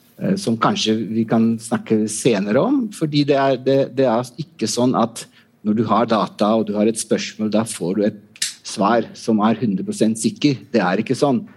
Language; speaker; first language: Norwegian; non-native, fluent; Italian